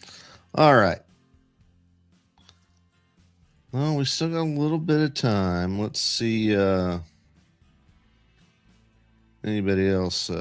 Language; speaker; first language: English; native; English